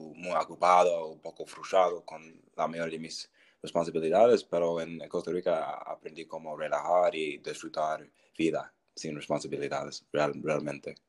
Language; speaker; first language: Spanish; non-native, learner; English